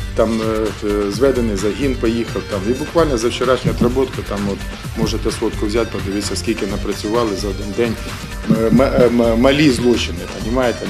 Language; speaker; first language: Ukrainian; native; Ukrainian